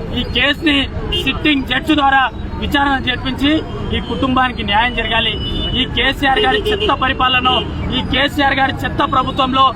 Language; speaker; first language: Telugu; native; Telugu